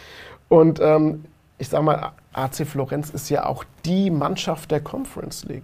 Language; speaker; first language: German; native; German